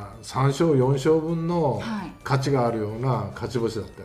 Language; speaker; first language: Japanese; native; Japanese